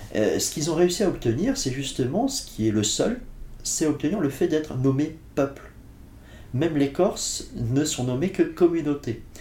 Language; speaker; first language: French; native; French